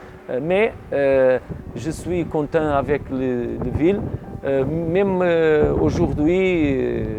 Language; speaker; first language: French; non-native, learner; Portuguese